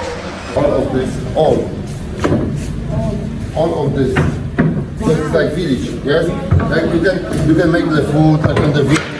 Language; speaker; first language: English; non-native, learner; Polish